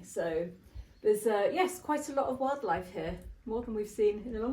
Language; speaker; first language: English; native; English